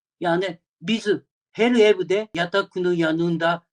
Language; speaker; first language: Turkish; non-native, learner; Japanese